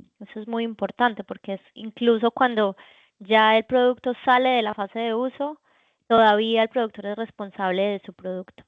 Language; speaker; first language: Spanish; native; Spanish